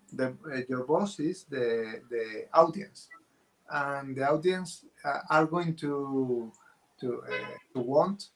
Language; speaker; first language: English; non-native, fluent; Spanish